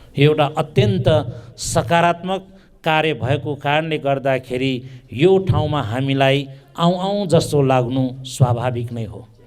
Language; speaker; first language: Nepali; non-native, local second language; Newari